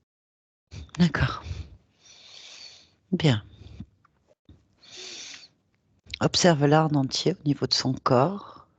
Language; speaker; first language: French; native; French